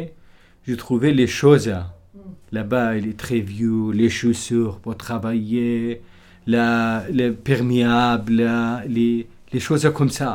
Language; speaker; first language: French; non-native, learner; Kurdish